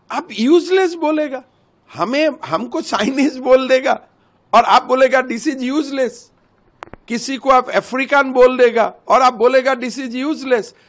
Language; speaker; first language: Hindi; non-native, local second language; Assamese